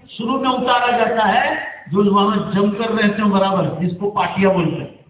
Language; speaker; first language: Urdu; non-native, local second language; Gujarati